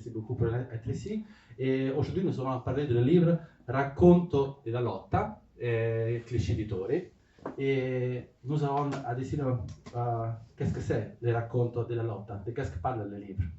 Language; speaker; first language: French; non-native, learner; Italian